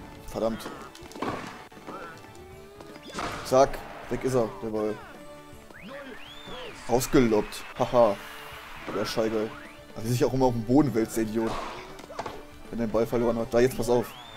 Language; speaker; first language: German; native; German